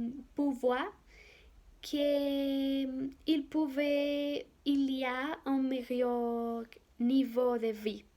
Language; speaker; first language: French; non-native, learner; Spanish